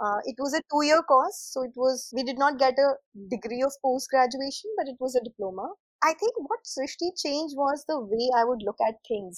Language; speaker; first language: English; non-native, local second language; Hindi